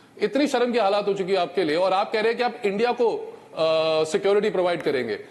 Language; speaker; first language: Hindi; native; Hindi